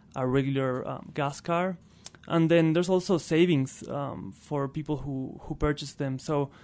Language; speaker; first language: English; non-native, fluent; Spanish